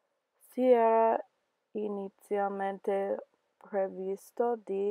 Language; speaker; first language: Italian; non-native, learner; English